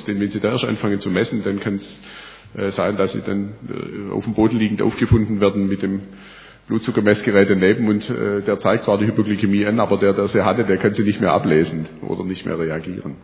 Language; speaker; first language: German; native; German